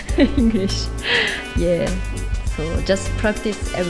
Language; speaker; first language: English; non-native, learner; Japanese